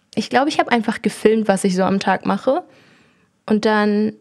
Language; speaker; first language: German; early bilingual, other home language; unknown